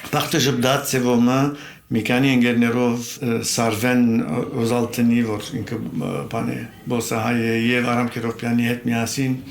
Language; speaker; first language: Armenian; early bilingual, heritage; Armenian